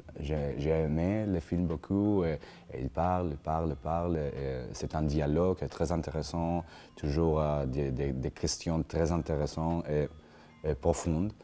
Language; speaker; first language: French; non-native, learner; Spanish